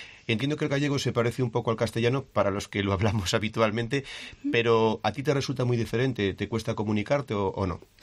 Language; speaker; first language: Spanish; native; Spanish